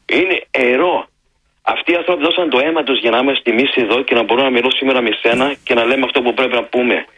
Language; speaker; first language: Greek; early bilingual, heritage; Greek